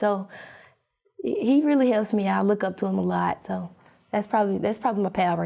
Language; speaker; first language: English; native; English